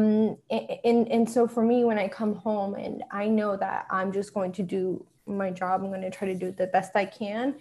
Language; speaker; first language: English; early bilingual, other home language; Spanish